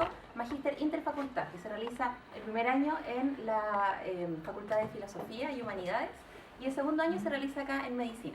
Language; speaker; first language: Spanish; native; Spanish